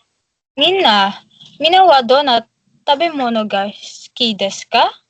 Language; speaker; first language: Japanese; non-native, learner; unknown